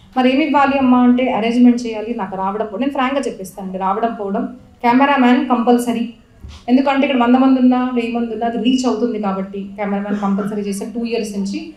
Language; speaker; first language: Telugu; non-native, local second language; Marathi